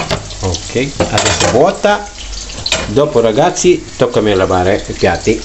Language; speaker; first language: Italian; non-native, learner; Filipino